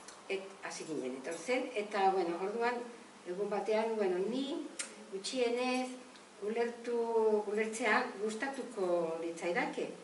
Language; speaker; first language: Basque; non-native, learner; Catalan